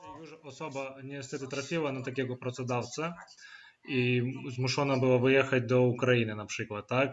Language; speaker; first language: Polish; non-native, fluent; Ukrainian